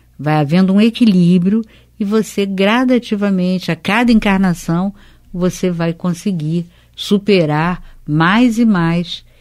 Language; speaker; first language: Portuguese; native; Portuguese